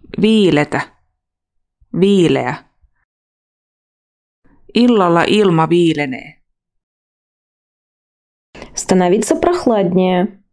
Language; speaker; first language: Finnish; non-native, fluent; Russian